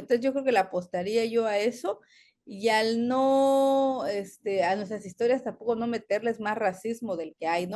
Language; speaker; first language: Spanish; native; Spanish